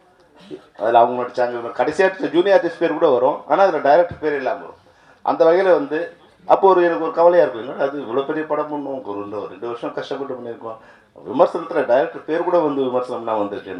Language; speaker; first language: Tamil; native; Tamil